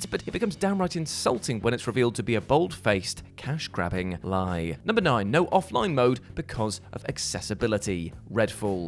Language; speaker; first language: English; native; English